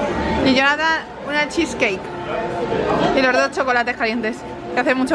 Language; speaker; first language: Spanish; native; Spanish